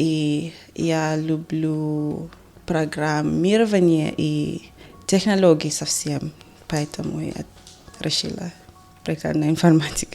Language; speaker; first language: Russian; non-native, learner; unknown